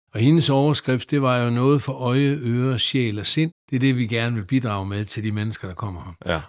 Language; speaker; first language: Danish; native; Danish